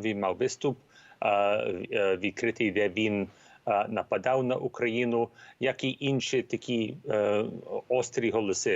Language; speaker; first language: Ukrainian; early bilingual, heritage; Ukrainian